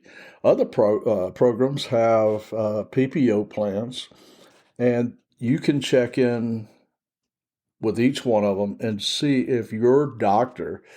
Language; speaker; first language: English; native; English